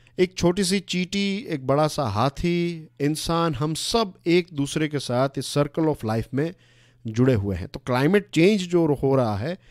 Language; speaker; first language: Hindi; non-native, local second language; Gujarati